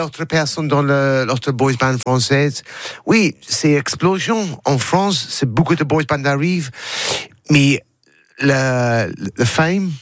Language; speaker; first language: French; non-native, learner; English